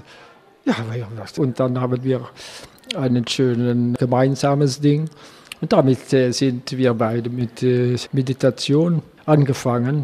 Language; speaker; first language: German; non-native, learner; Dutch